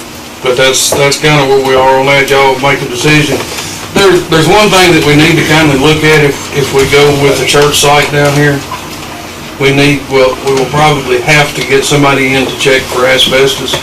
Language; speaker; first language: English; native; English